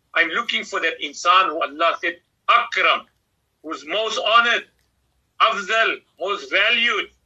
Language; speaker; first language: English; native; English